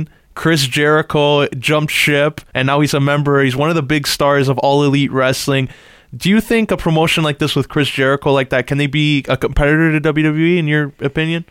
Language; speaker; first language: English; native; English